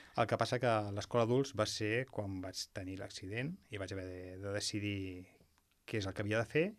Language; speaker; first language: Catalan; non-native, local second language; Spanish